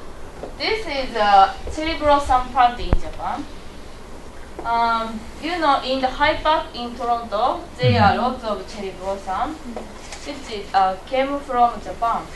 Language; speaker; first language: English; non-native, learner; Japanese